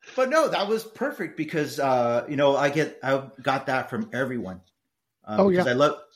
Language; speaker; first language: English; early bilingual, other home language; Spanish